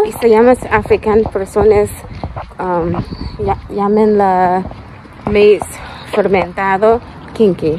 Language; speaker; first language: Spanish; non-native, learner; English